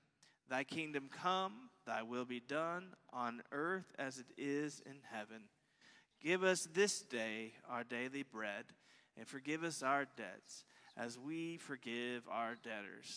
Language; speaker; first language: English; native; English